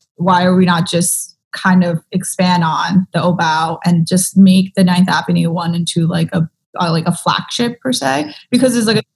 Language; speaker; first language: English; early bilingual, other home language; Thai